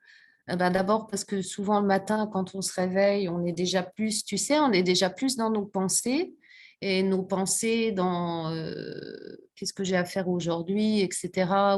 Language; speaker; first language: French; native; French